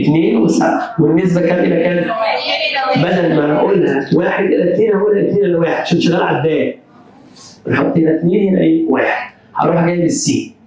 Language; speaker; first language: Arabic; native; Arabic